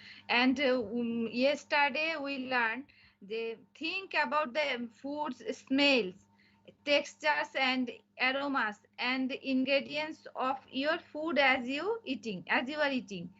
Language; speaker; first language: English; non-native, learner; Bangla